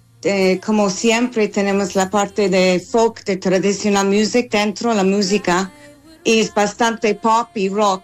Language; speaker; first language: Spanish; non-native, fluent; English